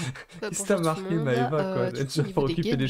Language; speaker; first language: French; native; French